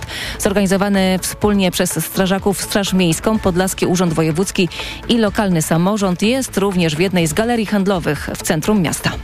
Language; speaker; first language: Polish; native; Polish